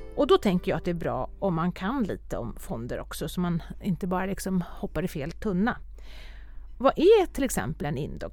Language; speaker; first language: Swedish; native; Swedish